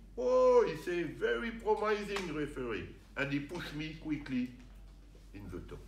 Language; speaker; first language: English; non-native, learner; French